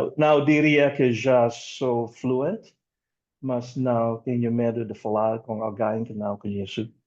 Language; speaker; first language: Portuguese; non-native, fluent; Indonesian